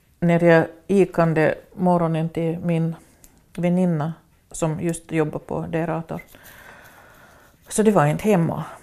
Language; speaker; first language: Swedish; non-native, fluent; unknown